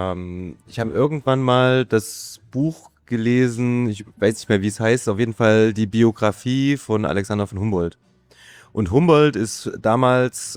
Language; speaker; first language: German; native; German